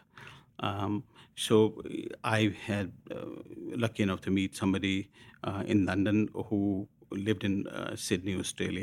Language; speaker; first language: English; non-native, local second language; Hindi